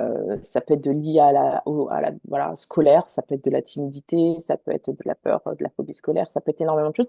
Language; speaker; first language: French; native; French